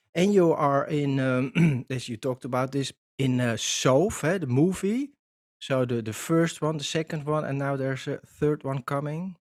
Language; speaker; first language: English; non-native, fluent; Dutch